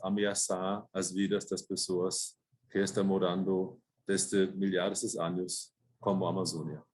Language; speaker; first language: Portuguese; non-native, fluent; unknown